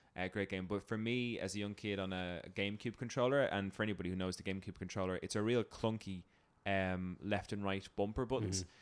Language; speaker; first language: English; native; English